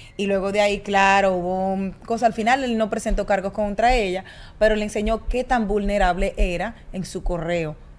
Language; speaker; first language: Spanish; native; Spanish